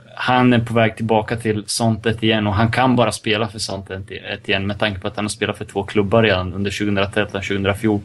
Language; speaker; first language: Swedish; early bilingual, other home language; Serbian